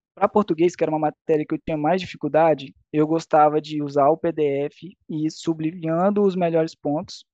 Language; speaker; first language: Portuguese; native; Portuguese